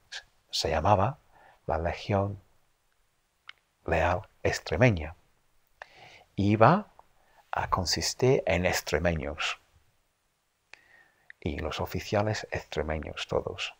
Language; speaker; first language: Spanish; non-native, fluent; English